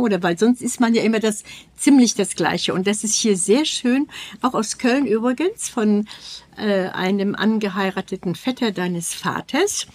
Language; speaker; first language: German; native; German